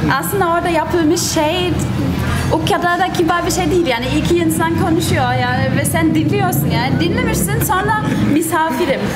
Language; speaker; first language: Turkish; non-native, fluent; German